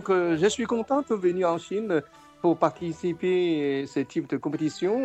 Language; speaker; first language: French; non-native, fluent; Chinese